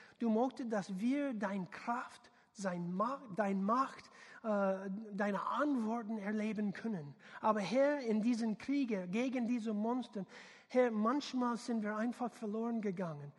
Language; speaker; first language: German; non-native, learner; English